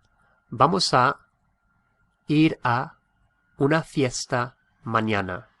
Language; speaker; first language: Spanish; non-native, fluent; English